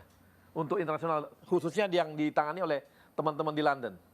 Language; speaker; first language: Indonesian; native; Indonesian